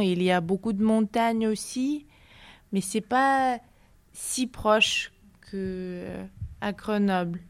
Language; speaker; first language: French; non-native, learner; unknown